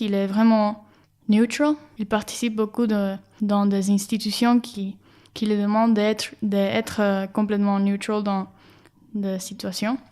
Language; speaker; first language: French; non-native, fluent; Spanish